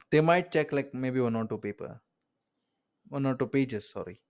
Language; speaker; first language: English; non-native, local second language; Kannada